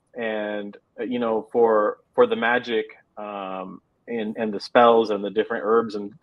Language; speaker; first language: English; native; English